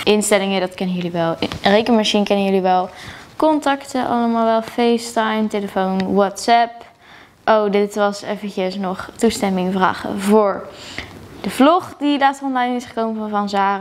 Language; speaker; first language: Dutch; native; Dutch